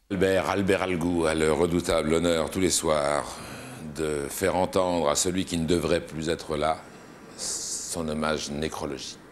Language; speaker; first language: French; native; French